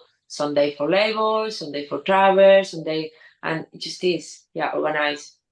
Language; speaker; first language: English; non-native, learner; Spanish